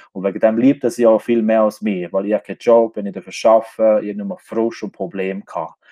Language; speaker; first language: German; non-native, fluent; Albanian